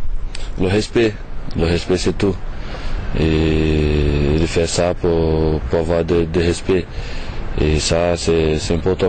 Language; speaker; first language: French; non-native, fluent; Portuguese